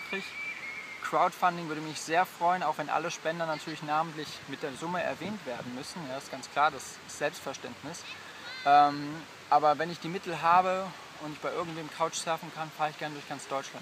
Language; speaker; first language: German; native; German